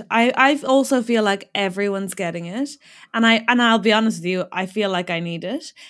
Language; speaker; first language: English; native; English